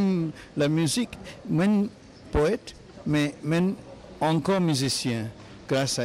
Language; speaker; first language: Haitian Creole; non-native, learner; English